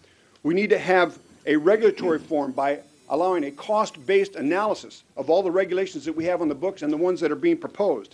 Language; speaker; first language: English; native; English